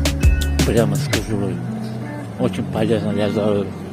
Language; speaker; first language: Russian; non-native, fluent; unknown